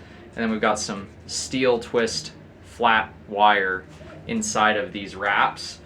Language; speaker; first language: English; native; English